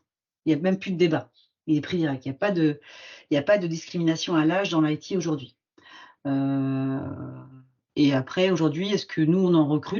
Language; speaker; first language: French; native; French